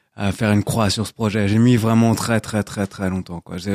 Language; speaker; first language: French; native; French